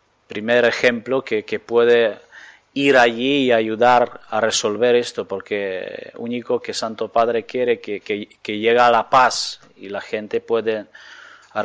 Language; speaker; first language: Spanish; non-native, fluent; Ukrainian